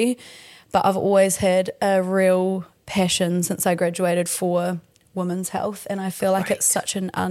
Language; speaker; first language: English; native; English